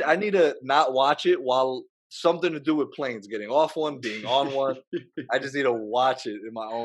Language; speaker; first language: English; native; English